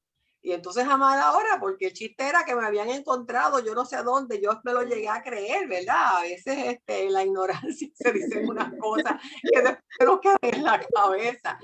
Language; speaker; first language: Spanish; native; Spanish